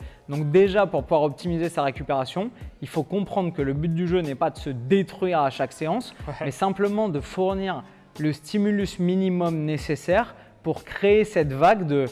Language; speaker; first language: French; native; French